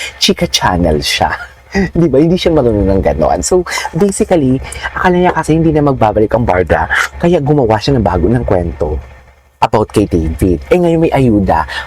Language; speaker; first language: Filipino; non-native, local second language; Hiligaynon